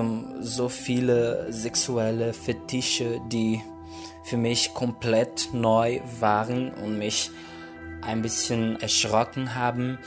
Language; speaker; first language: German; non-native, fluent; Portuguese